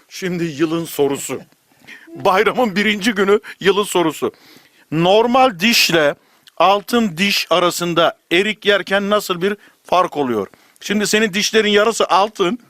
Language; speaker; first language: Turkish; native; Turkish